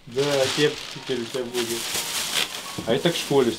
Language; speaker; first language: Russian; native; Russian